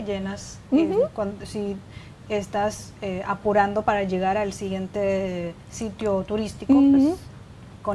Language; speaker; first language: Spanish; non-native, fluent; Chinese